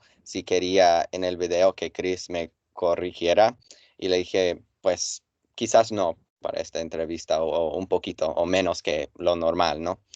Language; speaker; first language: Spanish; non-native, fluent; English